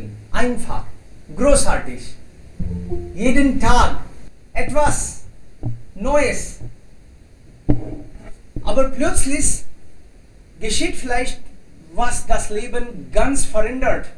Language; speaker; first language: German; non-native, fluent; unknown